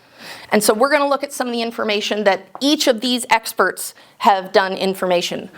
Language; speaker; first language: English; native; English